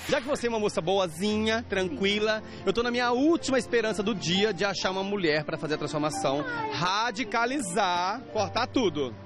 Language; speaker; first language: Portuguese; native; Portuguese